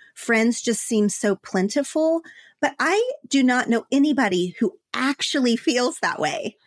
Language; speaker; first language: English; native; English